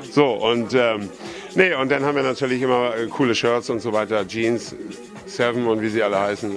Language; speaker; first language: German; native; German